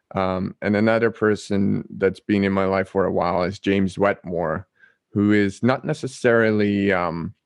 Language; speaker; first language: English; non-native, fluent; Dutch